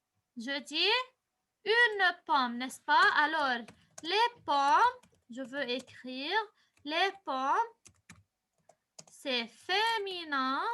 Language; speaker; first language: French; non-native, local second language; Arabic